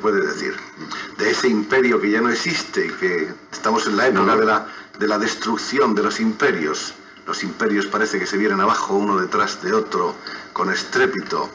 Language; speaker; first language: Spanish; native; Spanish